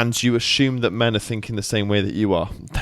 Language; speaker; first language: English; native; English